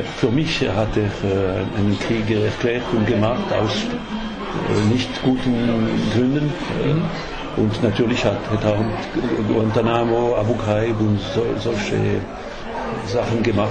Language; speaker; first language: German; non-native, learner; French